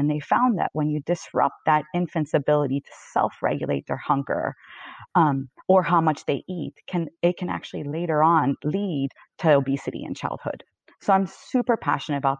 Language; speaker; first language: English; native; English